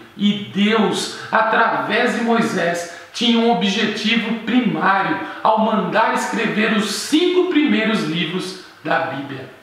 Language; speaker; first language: Portuguese; native; Portuguese